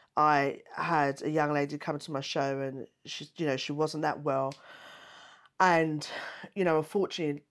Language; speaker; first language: English; native; English